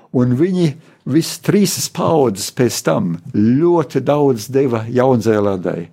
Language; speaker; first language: Latvian; early bilingual, heritage; Latvian